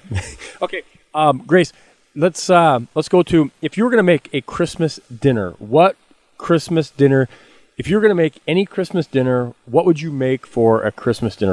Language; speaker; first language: English; native; English